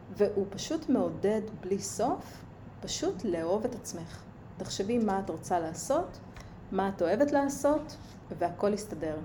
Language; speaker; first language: Hebrew; early bilingual, other home language; Russian